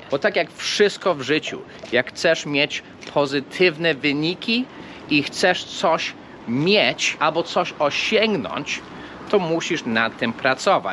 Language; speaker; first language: Polish; non-native, fluent; English